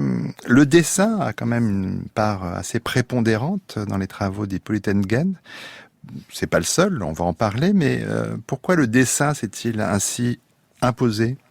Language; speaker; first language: French; native; French